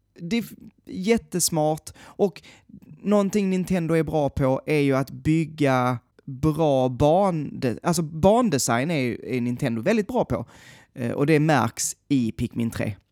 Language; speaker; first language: Swedish; native; Swedish